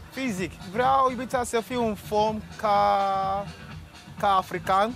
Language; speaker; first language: Romanian; non-native, learner; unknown